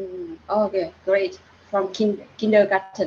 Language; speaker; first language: English; non-native, learner; Vietnamese